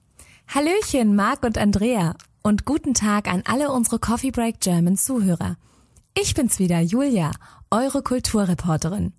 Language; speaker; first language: German; native; German